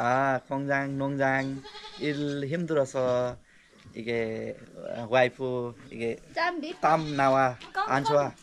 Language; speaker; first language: Korean; non-native, learner; Nepali